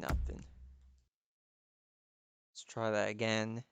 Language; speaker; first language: English; native; English